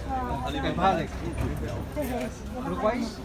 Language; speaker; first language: Arabic; non-native, learner; Filipino